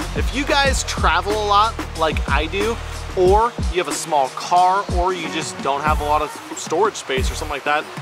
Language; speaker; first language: English; native; English